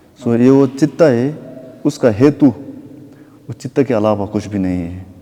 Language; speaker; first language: Hindi; non-native, local second language; Nepali